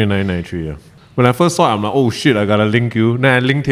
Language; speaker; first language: English; native; English